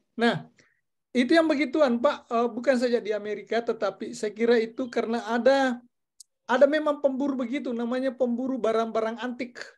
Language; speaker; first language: Indonesian; non-native, local second language; Buginese